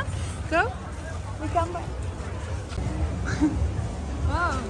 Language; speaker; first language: English; non-native, learner; Turkmen